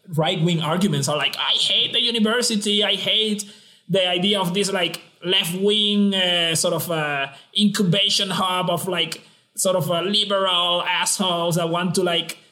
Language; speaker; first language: English; non-native, fluent; Spanish